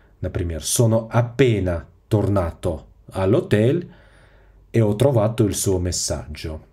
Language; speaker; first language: Italian; non-native, fluent; Russian